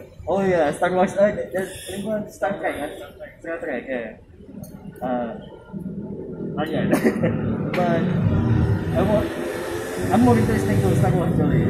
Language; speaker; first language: English; non-native, learner; Indonesian